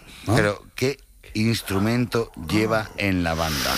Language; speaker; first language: Spanish; native; Spanish